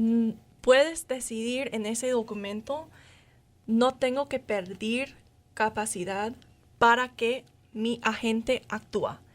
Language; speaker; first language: Spanish; non-native, fluent; English